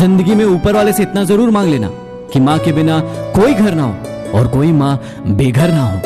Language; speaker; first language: Hindi; native; Hindi